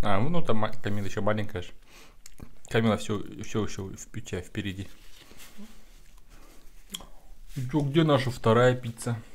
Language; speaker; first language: Russian; native; Russian